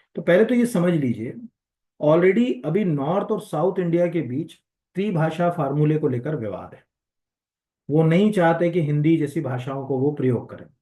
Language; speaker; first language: Hindi; native; Hindi